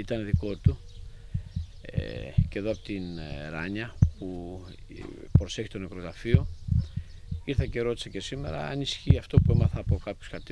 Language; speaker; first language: Greek; native; Greek